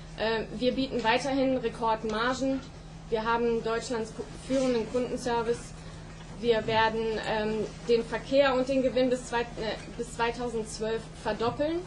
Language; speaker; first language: German; native; German